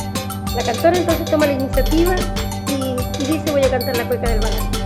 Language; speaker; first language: Spanish; native; Spanish